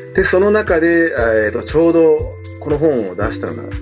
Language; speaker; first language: Japanese; native; Japanese